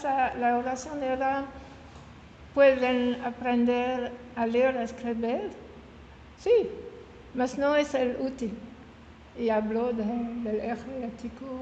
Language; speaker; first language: Spanish; non-native, learner; French